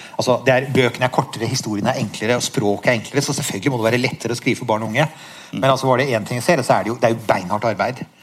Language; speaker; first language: Norwegian; native; Norwegian